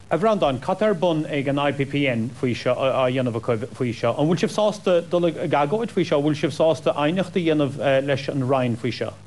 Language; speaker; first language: Irish; native; Irish